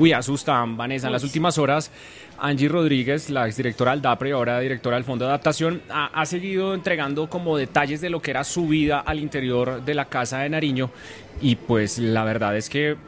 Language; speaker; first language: Spanish; native; Spanish